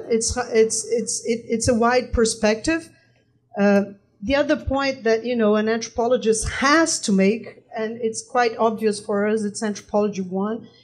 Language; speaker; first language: English; non-native, fluent; Portuguese